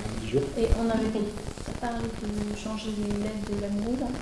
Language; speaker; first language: French; native; French